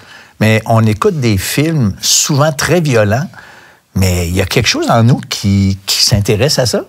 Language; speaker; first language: French; native; French